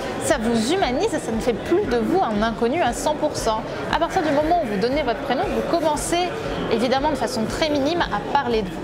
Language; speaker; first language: French; native; French